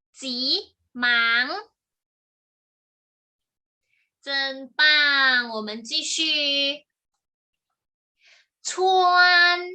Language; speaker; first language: Chinese; non-native, fluent; Thai